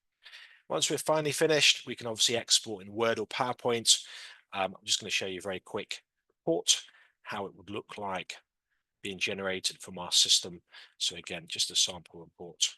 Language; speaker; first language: English; native; English